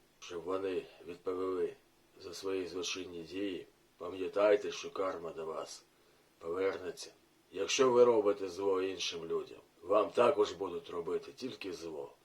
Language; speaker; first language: Ukrainian; non-native, local second language; Russian